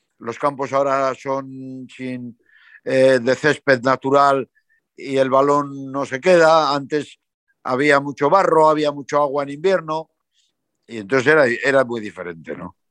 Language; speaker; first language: Spanish; native; Spanish